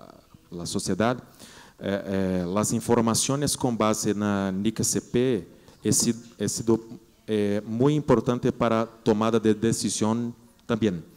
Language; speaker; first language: Spanish; non-native, learner; Portuguese